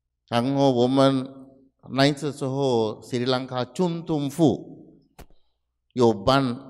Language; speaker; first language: Chinese; non-native, fluent; Sinhala